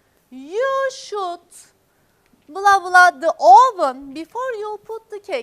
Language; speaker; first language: English; non-native, fluent; Turkish